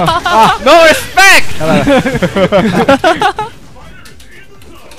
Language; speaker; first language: Japanese; non-native, learner; German